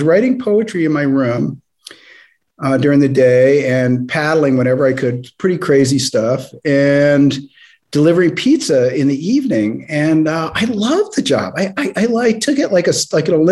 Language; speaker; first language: English; native; English